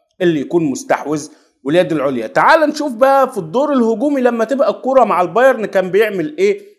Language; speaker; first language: Arabic; native; Arabic